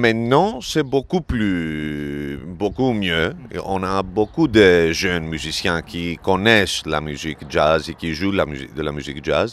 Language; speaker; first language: French; non-native, learner; Greek